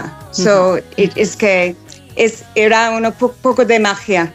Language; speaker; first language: Spanish; non-native, fluent; English